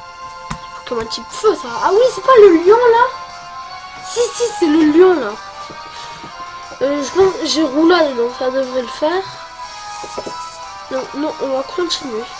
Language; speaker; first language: French; native; French